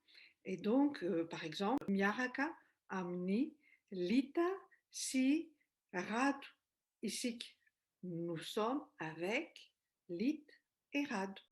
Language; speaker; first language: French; non-native, local second language; Malagasy